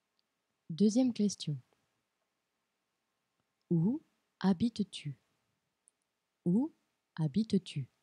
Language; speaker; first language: French; non-native, fluent; Portuguese